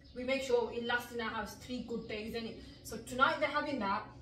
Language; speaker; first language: English; early bilingual, other home language; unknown